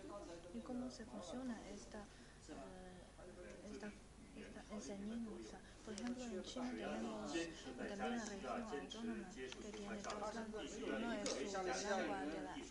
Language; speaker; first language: Spanish; non-native, fluent; Chinese